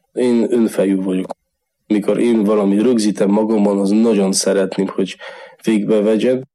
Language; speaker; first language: Hungarian; non-native, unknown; Polish